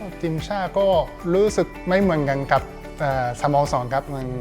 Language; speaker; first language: Thai; non-native, learner; Japanese